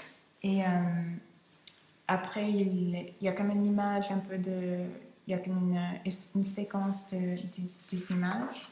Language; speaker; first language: French; non-native, local second language; English